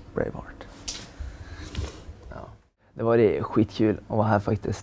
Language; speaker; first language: Swedish; native; Swedish